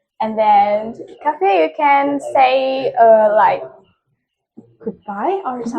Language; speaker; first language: English; non-native, local second language; Indonesian